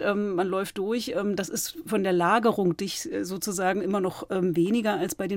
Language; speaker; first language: German; native; German